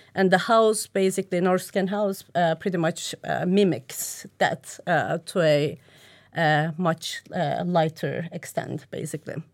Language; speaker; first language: English; non-native, fluent; Turkish